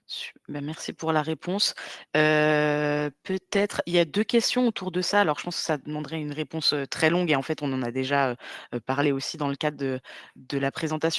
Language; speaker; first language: French; native; French